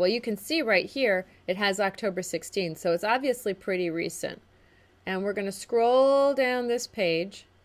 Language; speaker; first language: English; native; English